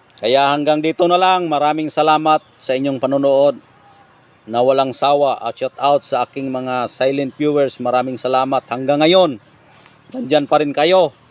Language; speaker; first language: Filipino; non-native, local second language; Cebuano